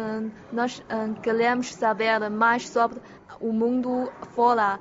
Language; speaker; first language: Portuguese; non-native, fluent; Chinese